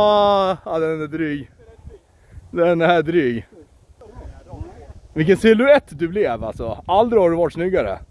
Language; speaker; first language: Swedish; native; Swedish